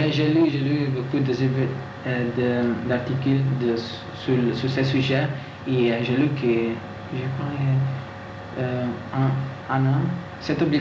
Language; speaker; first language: French; non-native, learner; Italian